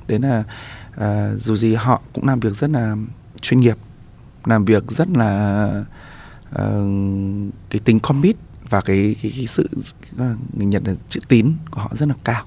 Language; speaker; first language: Vietnamese; native; Vietnamese